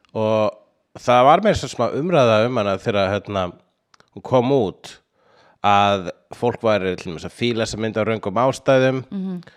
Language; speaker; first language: Icelandic; native; Icelandic